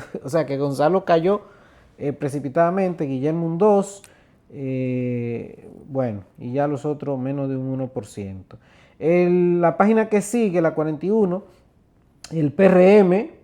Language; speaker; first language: Spanish; native; Spanish